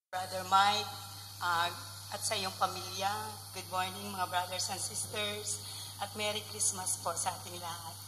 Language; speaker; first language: Filipino; native; Filipino